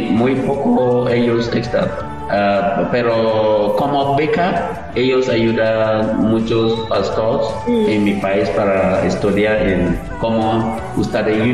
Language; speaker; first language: Spanish; non-native, learner; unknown